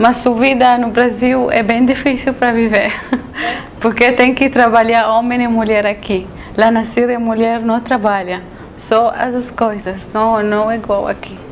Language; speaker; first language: Portuguese; non-native, learner; Arabic